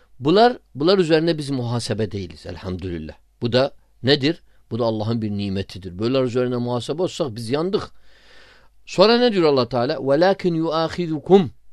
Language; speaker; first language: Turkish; non-native, fluent; Arabic